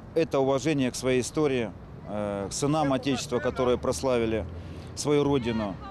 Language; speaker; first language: Russian; native; Russian